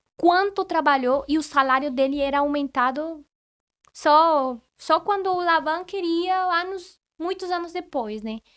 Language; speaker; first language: Portuguese; non-native, fluent; Spanish